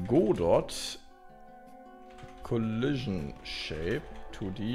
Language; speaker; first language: English; non-native, fluent; German